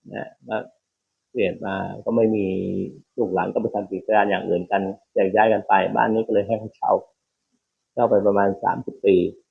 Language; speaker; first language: Thai; native; Thai